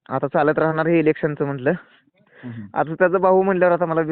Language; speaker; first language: Marathi; native; Marathi